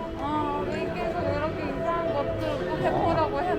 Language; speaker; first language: Korean; non-native, learner; Turkish